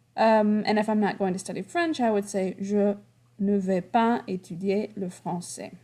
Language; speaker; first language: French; non-native, fluent; English